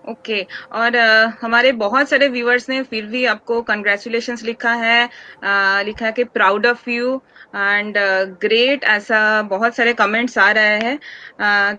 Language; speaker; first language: Hindi; non-native, local second language; Bangla